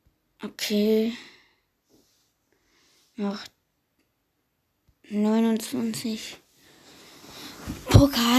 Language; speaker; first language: German; native; German